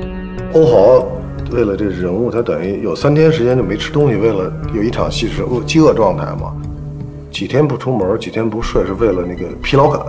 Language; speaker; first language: Chinese; native; Chinese